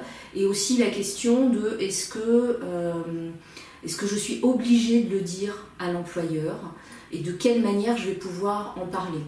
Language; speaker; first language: French; native; French